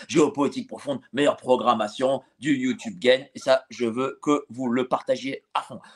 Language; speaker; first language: French; native; French